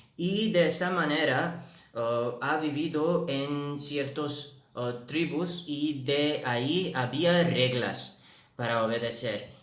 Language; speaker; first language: Spanish; non-native, fluent; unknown